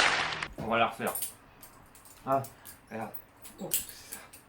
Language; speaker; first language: French; native; French